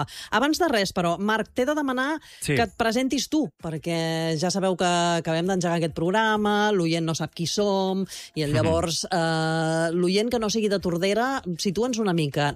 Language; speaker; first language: Catalan; native; Catalan